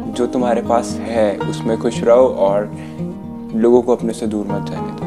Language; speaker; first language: Hindi; native; Hindi